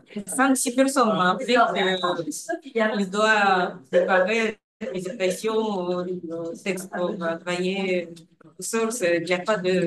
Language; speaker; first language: French; non-native, fluent; Russian